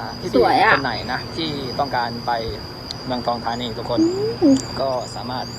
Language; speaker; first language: Thai; native; Thai